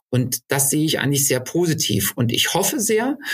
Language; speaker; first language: German; native; German